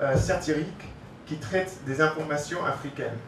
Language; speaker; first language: French; non-native, learner; English